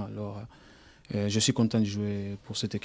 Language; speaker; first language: French; non-native, learner; Italian